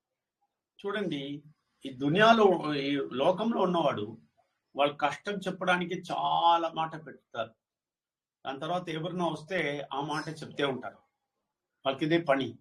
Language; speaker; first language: Telugu; non-native, learner; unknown